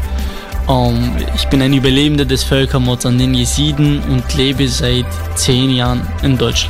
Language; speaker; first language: German; non-native, fluent; Kurdish